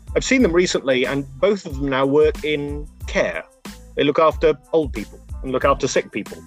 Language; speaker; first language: English; native; English